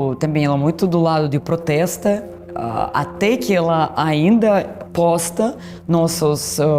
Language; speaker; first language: Portuguese; non-native, fluent; Russian